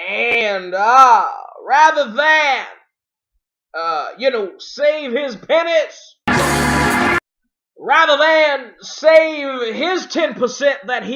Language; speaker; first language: English; native; English